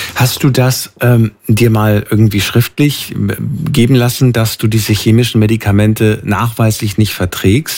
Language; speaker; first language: German; native; German